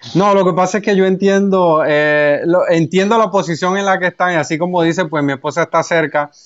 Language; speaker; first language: Spanish; native; Spanish